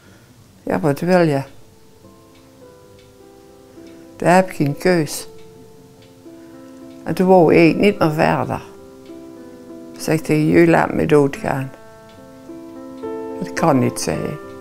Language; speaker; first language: Dutch; non-native, local second language; Limburgish